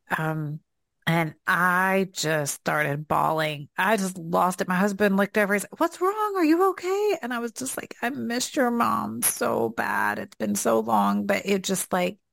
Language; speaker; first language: English; native; English